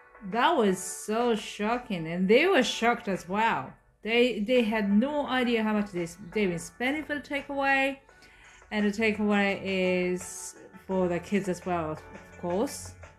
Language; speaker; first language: English; non-native, fluent; Japanese